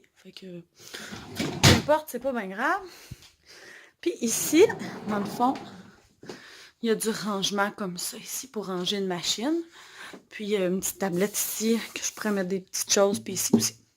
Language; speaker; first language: French; native; French